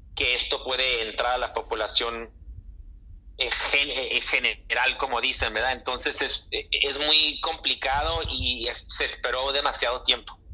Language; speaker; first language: Spanish; early bilingual, heritage; Spanish